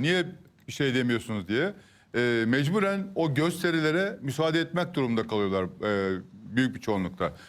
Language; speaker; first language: Turkish; native; Turkish